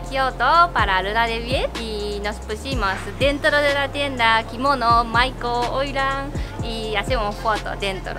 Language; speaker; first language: Spanish; non-native, learner; Japanese